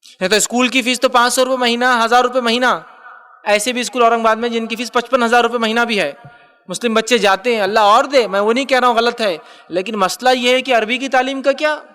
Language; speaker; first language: Urdu; native; Urdu